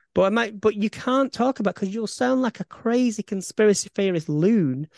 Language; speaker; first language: English; native; English